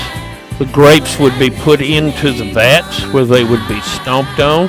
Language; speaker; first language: English; native; English